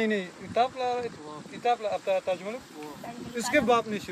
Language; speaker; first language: Hindi; non-native, fluent; Pashto